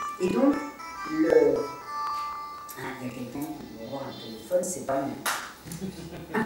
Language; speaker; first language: French; native; French